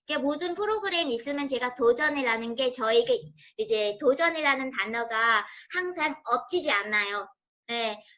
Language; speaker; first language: Korean; non-native, fluent; Vietnamese